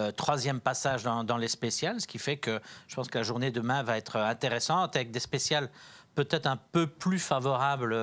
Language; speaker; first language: French; native; French